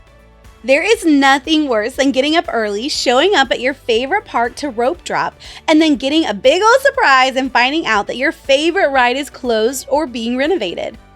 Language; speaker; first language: English; native; English